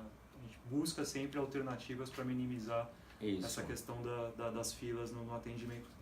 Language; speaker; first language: Portuguese; native; Portuguese